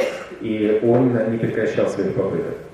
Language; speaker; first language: Russian; native; Russian